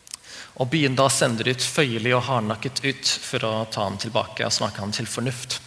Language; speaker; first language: Norwegian; non-native, fluent; English